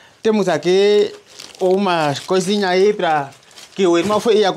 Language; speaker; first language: Portuguese; non-native, learner; Vietnamese